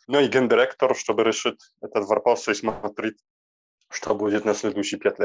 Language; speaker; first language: Russian; non-native, learner; Polish